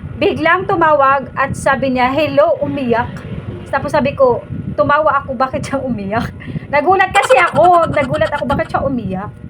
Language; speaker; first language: Filipino; native; Filipino